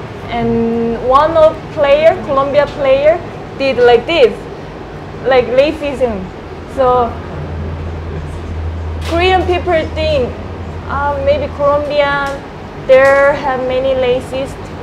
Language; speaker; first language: English; non-native, learner; Korean